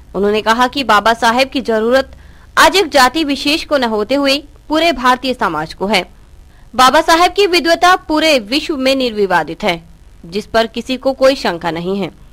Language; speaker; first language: Hindi; native; Hindi